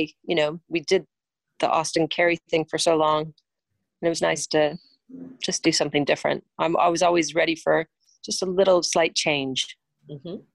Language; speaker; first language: English; native; English